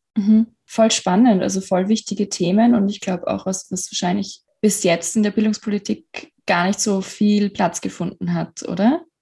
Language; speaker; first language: German; native; German